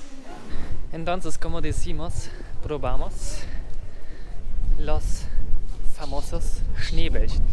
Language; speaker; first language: Spanish; non-native, learner; German